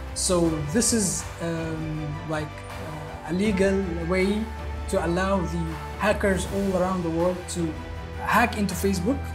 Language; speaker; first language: English; early bilingual, other home language; Arabic